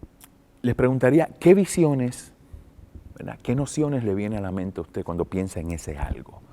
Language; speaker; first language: Spanish; native; Spanish